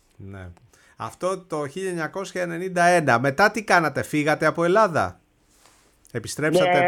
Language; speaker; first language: Greek; native; Greek